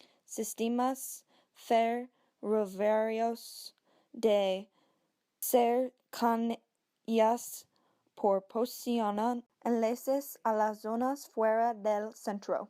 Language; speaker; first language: Spanish; non-native, learner; English